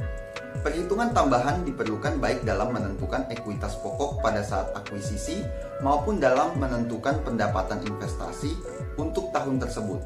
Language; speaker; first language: Indonesian; native; Indonesian